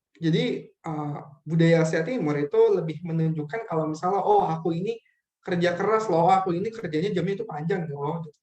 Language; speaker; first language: Indonesian; native; Indonesian